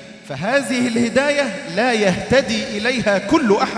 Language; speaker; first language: Arabic; native; Arabic